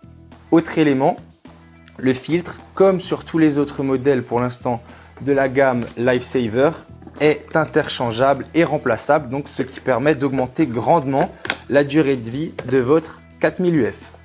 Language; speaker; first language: French; native; French